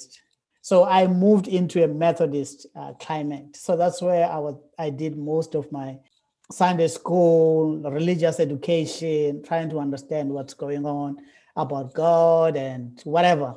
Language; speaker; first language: English; non-native, local second language; Xhosa